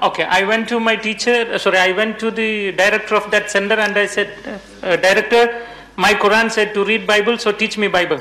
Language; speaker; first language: English; non-native, local second language; Malayalam